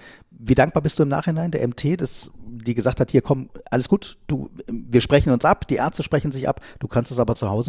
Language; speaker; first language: German; native; German